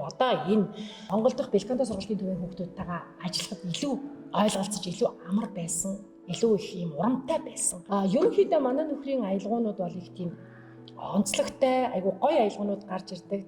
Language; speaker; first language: Mongolian; native; Mongolian